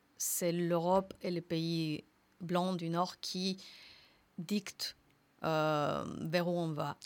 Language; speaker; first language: French; non-native, fluent; Spanish